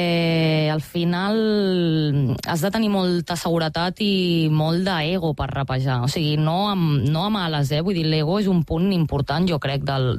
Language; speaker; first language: Catalan; native; Catalan